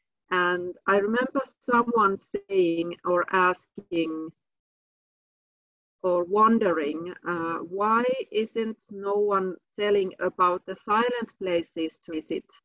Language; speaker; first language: English; non-native, fluent; Finnish